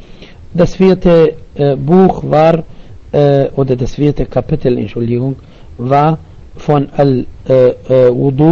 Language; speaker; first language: German; non-native, learner; Arabic